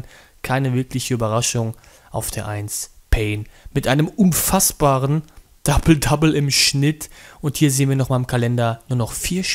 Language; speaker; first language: German; native; German